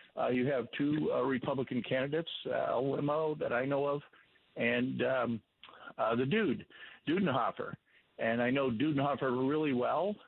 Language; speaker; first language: English; native; English